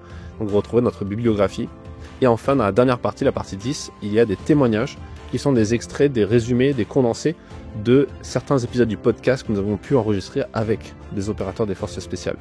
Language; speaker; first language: French; native; French